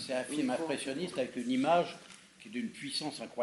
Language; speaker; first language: French; native; French